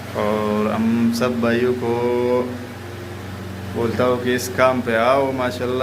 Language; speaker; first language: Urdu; non-native, local second language; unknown